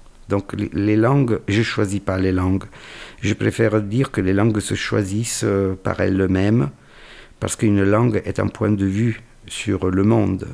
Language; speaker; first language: French; non-native, fluent; Italian